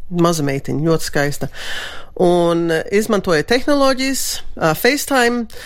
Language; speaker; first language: Latvian; early bilingual, heritage; Latvian